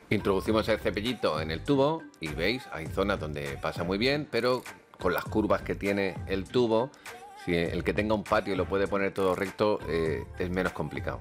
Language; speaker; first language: Spanish; native; Spanish